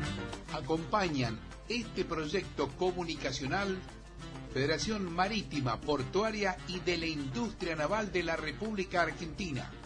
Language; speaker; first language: Spanish; native; Spanish